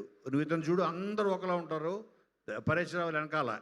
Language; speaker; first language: Telugu; native; Telugu